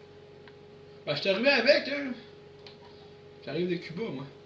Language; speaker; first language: French; native; French